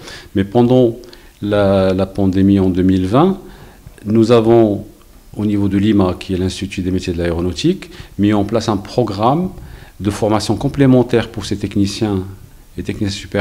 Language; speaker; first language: French; non-native, local second language; Arabic